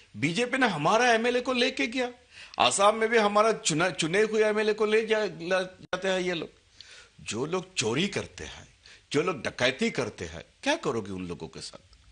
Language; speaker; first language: Hindi; non-native, local second language; Assamese